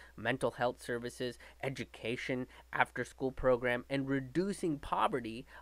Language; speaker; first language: English; native; English